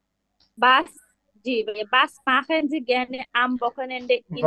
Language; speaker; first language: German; non-native, learner; Bangla